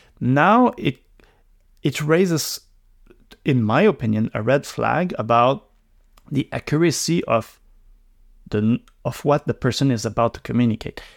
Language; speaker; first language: English; non-native, local second language; French